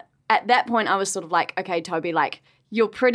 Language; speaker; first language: English; native; English